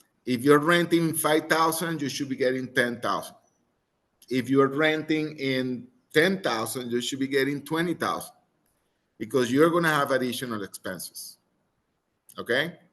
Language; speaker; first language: English; non-native, fluent; Spanish